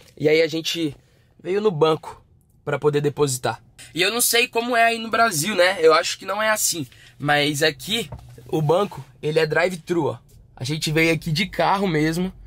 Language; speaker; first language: Portuguese; native; Portuguese